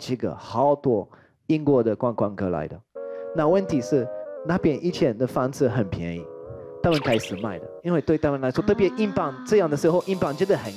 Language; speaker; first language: Chinese; non-native, fluent; French